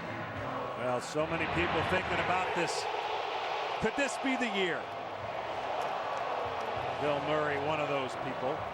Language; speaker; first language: English; native; English